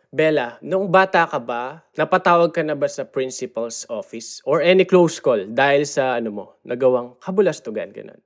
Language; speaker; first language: Filipino; native; Filipino